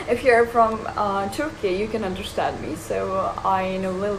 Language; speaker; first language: English; non-native, fluent; Urdu